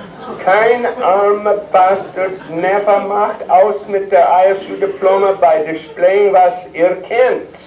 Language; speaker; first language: German; non-native, learner; English